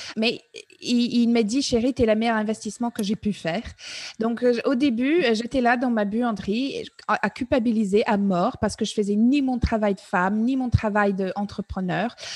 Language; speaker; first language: French; non-native, fluent; English